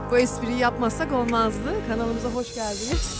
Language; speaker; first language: Turkish; native; Turkish